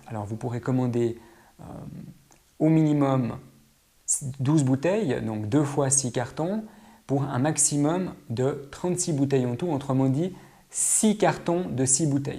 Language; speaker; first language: French; native; French